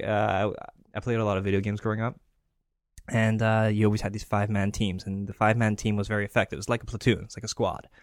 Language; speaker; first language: English; early bilingual, other home language; Greek